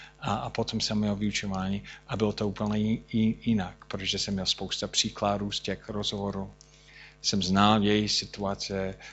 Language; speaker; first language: Czech; non-native, fluent; English